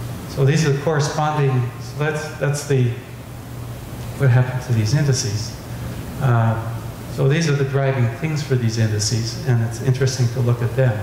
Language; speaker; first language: English; native; English